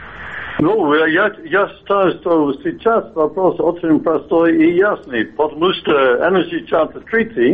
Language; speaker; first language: Russian; non-native, fluent; English